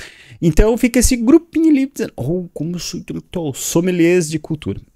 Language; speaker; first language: Portuguese; native; Portuguese